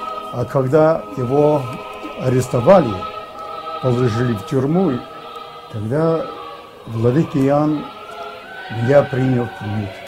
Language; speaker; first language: Russian; early bilingual, heritage; Russian